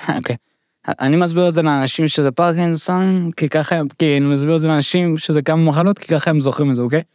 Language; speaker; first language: Hebrew; early bilingual, other home language; Russian